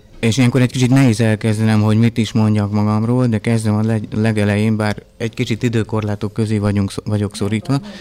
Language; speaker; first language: Hungarian; native; Hungarian